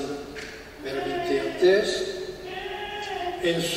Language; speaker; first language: Spanish; non-native, fluent; French